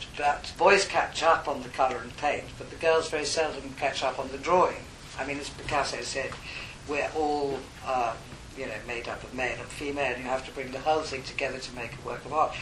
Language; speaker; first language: English; native; English